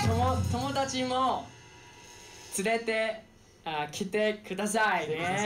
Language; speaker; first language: Japanese; non-native, learner; Chinese